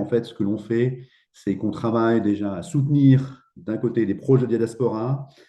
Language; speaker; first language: French; native; French